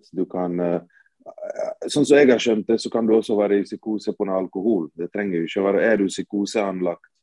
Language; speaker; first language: Norwegian; early bilingual, other home language; Bosnian